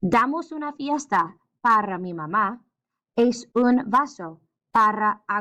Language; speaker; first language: Spanish; non-native, fluent; English